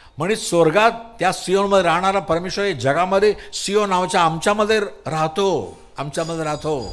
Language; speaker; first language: Marathi; non-native, local second language; Tamil